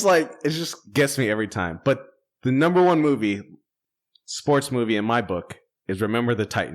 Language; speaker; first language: English; native; English